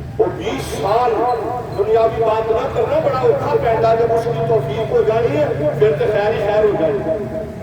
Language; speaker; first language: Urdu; non-native, local second language; Pashto